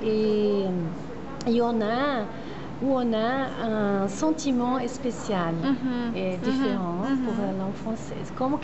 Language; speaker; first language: French; non-native, fluent; Portuguese